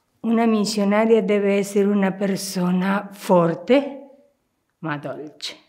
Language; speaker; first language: Italian; non-native, fluent; Spanish